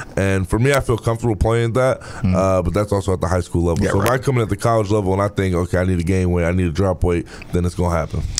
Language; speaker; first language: English; native; English